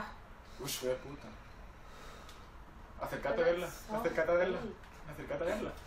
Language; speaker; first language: Spanish; native; Spanish